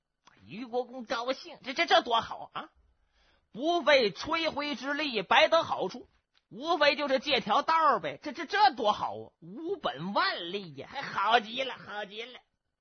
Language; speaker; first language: Chinese; native; Chinese